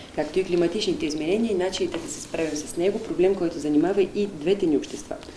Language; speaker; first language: Bulgarian; native; Bulgarian